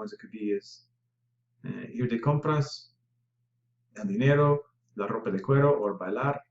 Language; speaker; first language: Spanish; non-native, fluent; English